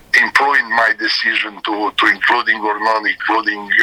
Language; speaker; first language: English; non-native, learner; Serbian